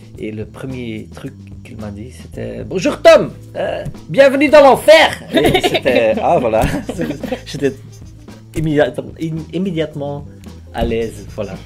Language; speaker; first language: French; non-native, local second language; Dutch